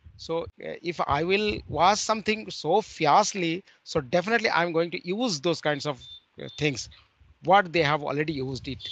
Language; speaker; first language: English; non-native, learner; Bangla